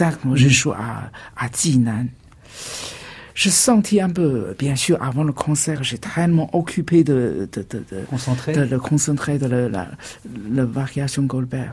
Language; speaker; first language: French; non-native, fluent; Chinese